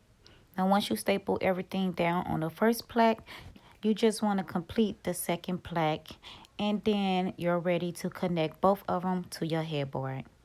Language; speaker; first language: English; native; English